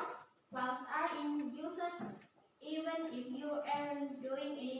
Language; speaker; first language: English; non-native, learner; Indonesian